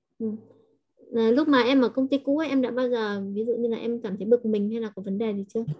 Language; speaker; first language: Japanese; non-native, fluent; Vietnamese